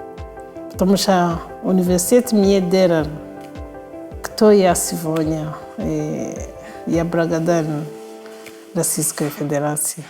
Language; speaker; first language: Russian; non-native, fluent; Kinyarwanda